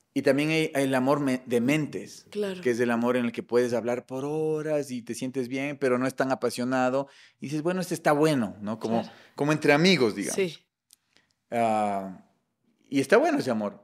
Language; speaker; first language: Spanish; native; Spanish